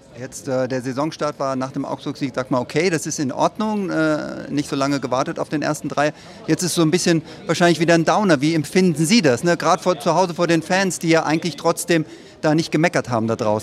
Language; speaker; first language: German; native; German